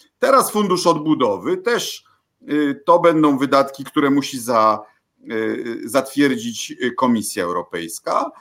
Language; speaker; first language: Polish; native; Polish